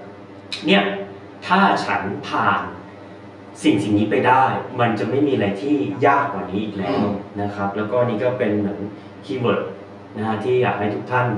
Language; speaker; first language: Thai; native; Thai